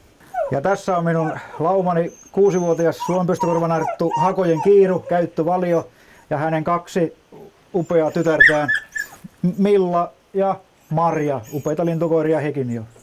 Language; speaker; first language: Finnish; native; Finnish